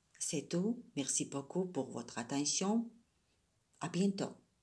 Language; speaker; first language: French; non-native, fluent; Georgian